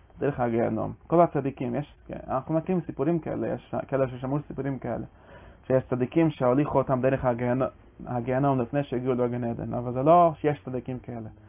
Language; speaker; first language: Hebrew; non-native, fluent; English